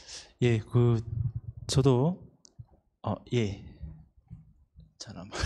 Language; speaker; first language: Korean; native; Korean